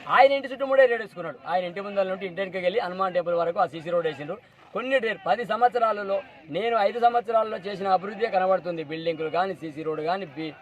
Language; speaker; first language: Telugu; native; Telugu